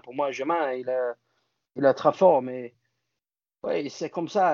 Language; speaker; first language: French; non-native, fluent; English